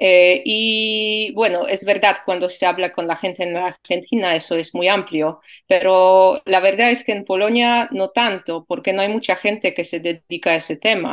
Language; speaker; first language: Spanish; non-native, fluent; Polish